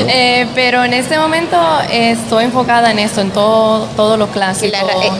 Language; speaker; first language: Spanish; early bilingual, heritage; Spanish